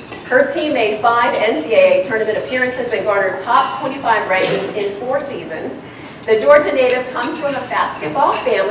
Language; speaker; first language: English; native; English